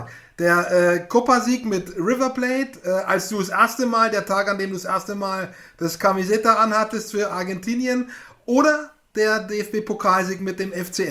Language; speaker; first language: German; native; German